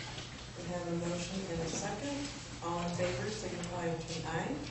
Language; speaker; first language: English; native; English